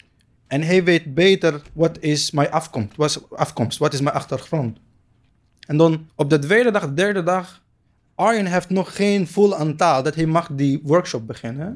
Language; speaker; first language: Dutch; non-native, learner; Arabic